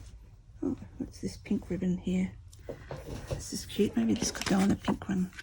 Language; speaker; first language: English; native; English